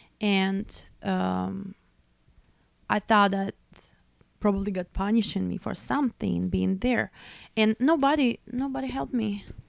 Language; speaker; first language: English; non-native, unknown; Russian